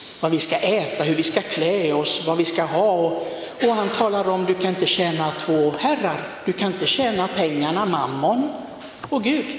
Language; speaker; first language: Swedish; non-native, fluent; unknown